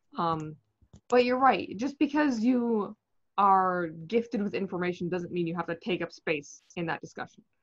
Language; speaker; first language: English; native; English